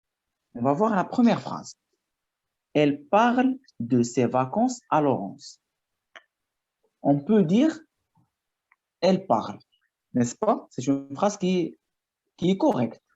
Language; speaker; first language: French; non-native, fluent; Arabic